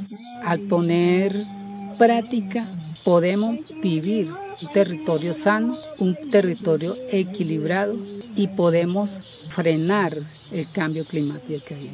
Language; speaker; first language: Spanish; non-native, local second language; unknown